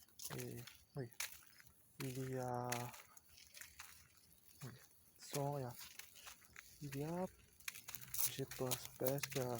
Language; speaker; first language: French; non-native, learner; Portuguese